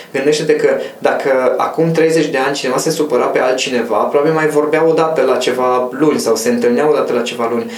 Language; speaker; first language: Romanian; non-native, local second language; Hungarian